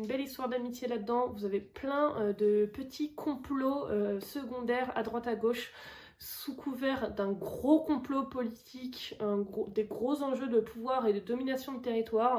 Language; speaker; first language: French; native; French